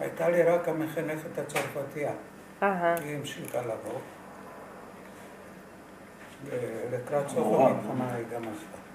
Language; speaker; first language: Hebrew; non-native, fluent; Hungarian